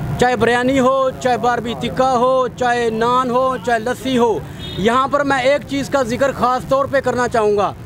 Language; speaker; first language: Urdu; non-native, local second language; Punjabi